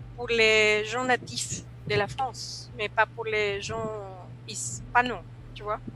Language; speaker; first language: French; non-native, fluent; Spanish